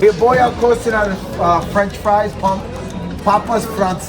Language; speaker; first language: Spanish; non-native, learner; English